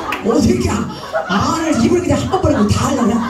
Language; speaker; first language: Korean; native; Korean